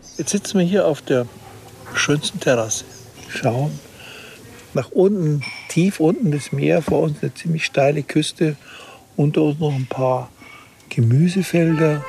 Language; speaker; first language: German; native; German